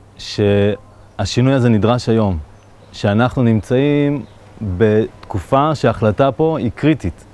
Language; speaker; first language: Hebrew; native; Hebrew